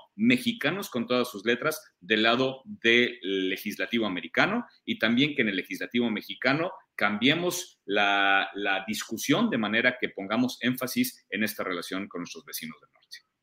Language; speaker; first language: Spanish; early bilingual, heritage; German